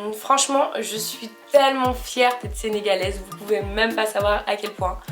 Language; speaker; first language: French; native; French